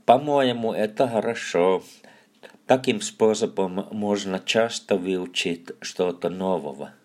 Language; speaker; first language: Russian; non-native, fluent; Finnish